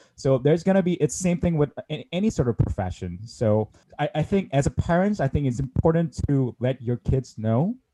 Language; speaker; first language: English; non-native, fluent; Korean